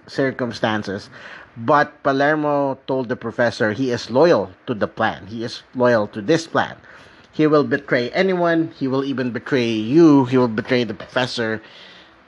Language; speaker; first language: English; non-native, local second language; Filipino